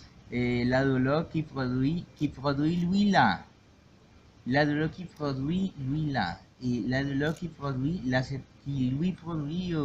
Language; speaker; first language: French; non-native, learner; Spanish